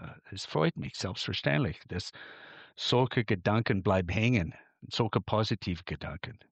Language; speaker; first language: German; non-native, fluent; English